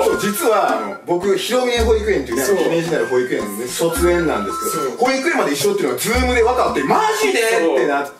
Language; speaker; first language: Japanese; early bilingual, other home language; French